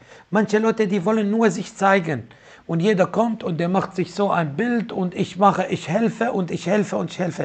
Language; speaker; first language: German; non-native, fluent; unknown